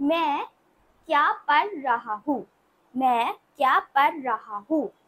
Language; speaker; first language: Hindi; non-native, local second language; Bangla